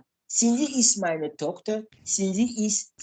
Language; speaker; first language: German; non-native, learner; French